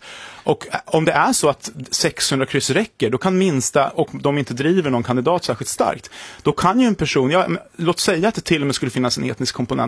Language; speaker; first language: Swedish; native; Swedish